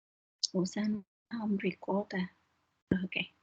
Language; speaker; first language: Vietnamese; native; Vietnamese